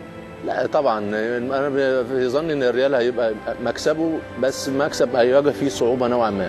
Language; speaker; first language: Arabic; native; Arabic